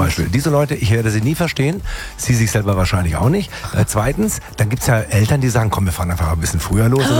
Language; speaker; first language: German; native; German